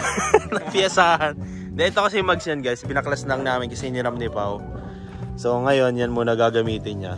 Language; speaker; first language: Filipino; native; Filipino